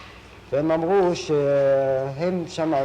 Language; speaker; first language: Hebrew; non-native, fluent; German